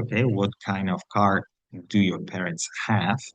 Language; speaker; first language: English; non-native, fluent; Spanish